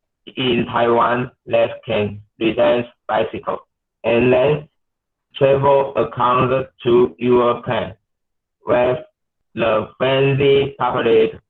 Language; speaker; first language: English; non-native, learner; Chinese